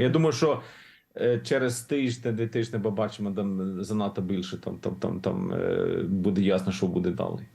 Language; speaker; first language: Ukrainian; non-native, learner; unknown